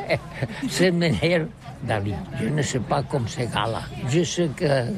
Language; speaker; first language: French; non-native, learner; Catalan